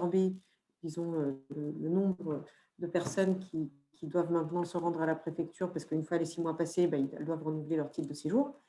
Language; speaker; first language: French; native; French